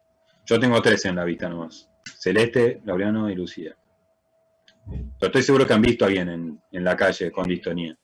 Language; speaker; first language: Spanish; native; Spanish